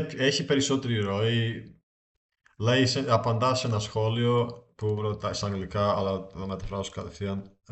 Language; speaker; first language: Greek; non-native, fluent; Slovak